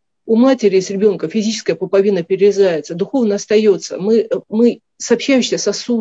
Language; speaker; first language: Russian; native; Russian